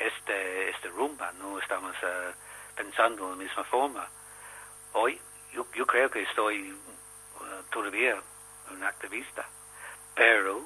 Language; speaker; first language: Spanish; non-native, learner; English